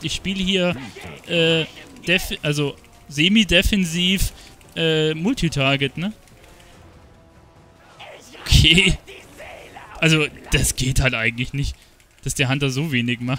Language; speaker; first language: German; native; German